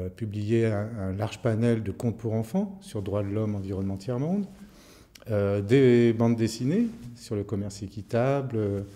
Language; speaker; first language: French; native; French